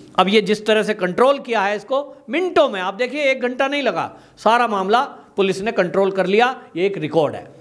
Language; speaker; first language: Hindi; native; Hindi